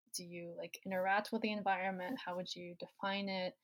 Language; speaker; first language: English; native; English